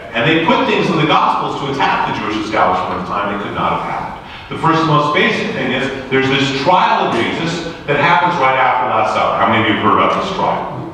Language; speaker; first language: English; native; English